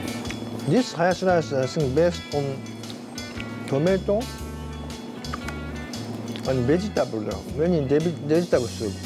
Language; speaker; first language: English; non-native, learner; Japanese